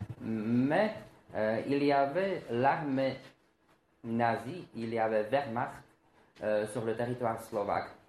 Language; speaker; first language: French; non-native, fluent; Slovak